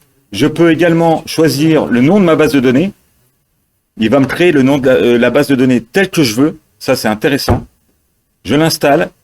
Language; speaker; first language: French; native; French